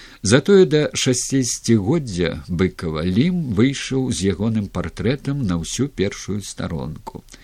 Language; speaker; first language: Belarusian; native; Belarusian